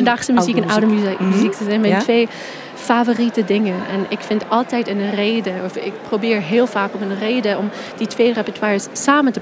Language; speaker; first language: Dutch; non-native, fluent; English